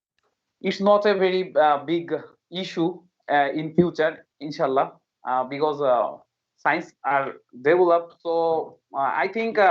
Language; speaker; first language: English; non-native, learner; Bangla